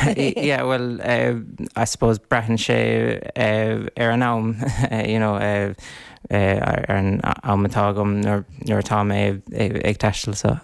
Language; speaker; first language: Irish; non-native, local second language; English